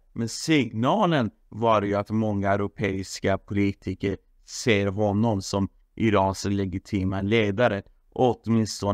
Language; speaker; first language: Swedish; non-native, fluent; Persian